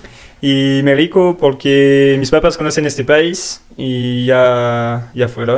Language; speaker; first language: Spanish; non-native, learner; French